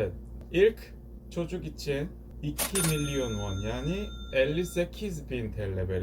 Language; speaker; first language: Turkish; non-native, learner; Korean